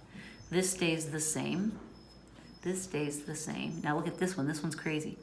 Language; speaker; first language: English; native; English